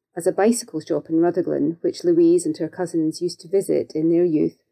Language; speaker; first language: English; native; English